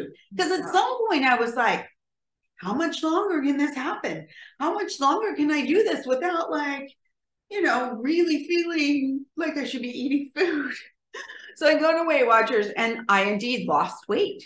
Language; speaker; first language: English; native; English